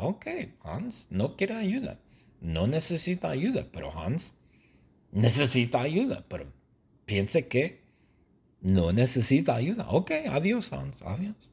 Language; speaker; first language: Spanish; non-native, fluent; English